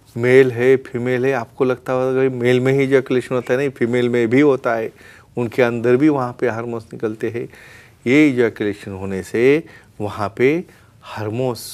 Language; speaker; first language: Hindi; non-native, local second language; Marathi